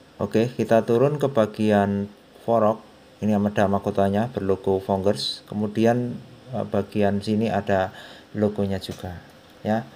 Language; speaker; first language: Indonesian; non-native, local second language; Javanese